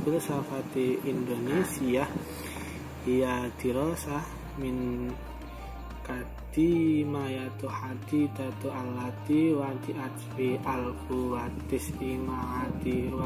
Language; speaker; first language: Arabic; non-native, learner; Indonesian